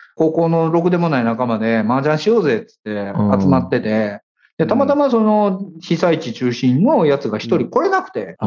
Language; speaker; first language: Japanese; native; Japanese